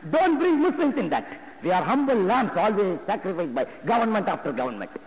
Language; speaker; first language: English; non-native, local second language; Tamil